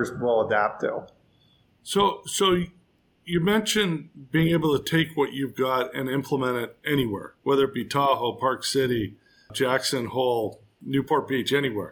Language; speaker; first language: English; native; English